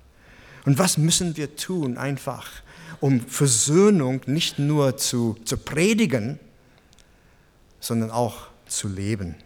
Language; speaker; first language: German; non-native, fluent; English